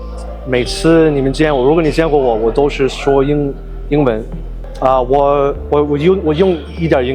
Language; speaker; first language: Chinese; early bilingual, heritage; Chinese